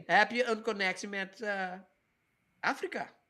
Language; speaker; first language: Dutch; non-native, local second language; Papiamento